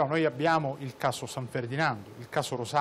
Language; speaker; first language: Italian; native; Italian